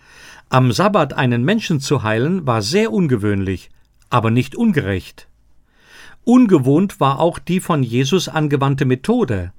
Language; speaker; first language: German; native; German